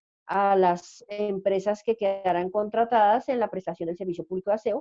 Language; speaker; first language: Spanish; native; Spanish